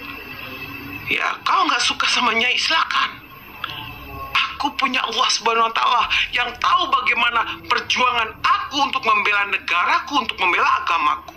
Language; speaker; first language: Indonesian; native; Indonesian